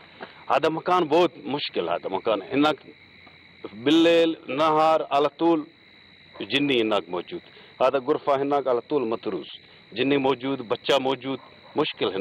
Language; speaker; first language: Arabic; non-native, learner; Urdu